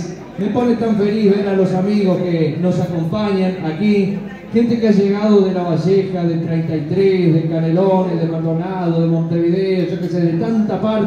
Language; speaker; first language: Spanish; native; Spanish